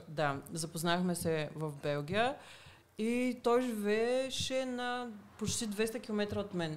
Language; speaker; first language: Bulgarian; early bilingual, heritage; Bulgarian